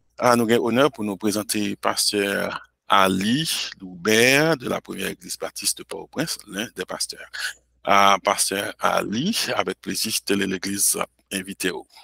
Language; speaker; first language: French; non-native, local second language; Haitian Creole